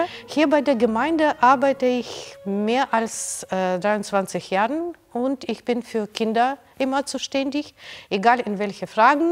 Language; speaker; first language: German; non-native, fluent; Russian